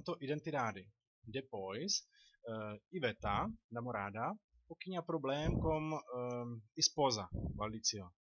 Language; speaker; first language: Portuguese; non-native, learner; Czech